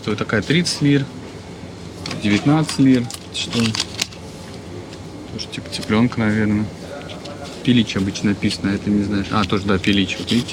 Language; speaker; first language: Russian; native; Russian